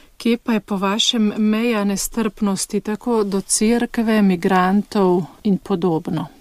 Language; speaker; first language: Slovenian; native; Slovenian